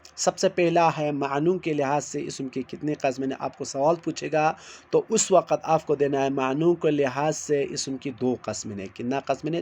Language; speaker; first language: Urdu; non-native, local second language; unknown